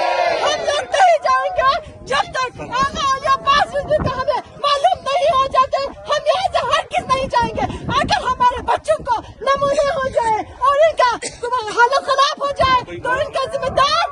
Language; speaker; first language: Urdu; non-native, local second language; Balti